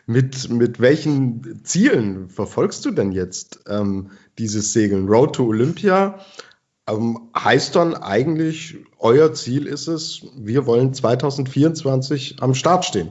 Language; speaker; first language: German; native; German